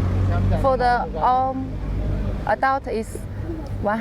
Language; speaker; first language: English; non-native, learner; Chinese